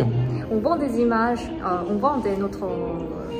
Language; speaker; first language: French; non-native, learner; Korean